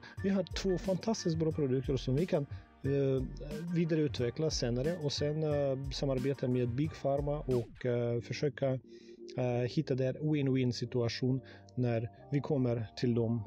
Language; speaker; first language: Swedish; non-native, fluent; Russian